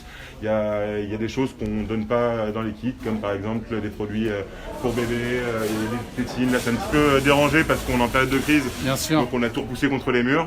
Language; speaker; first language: French; native; French